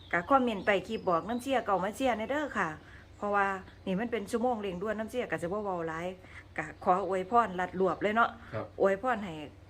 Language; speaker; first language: Thai; native; Thai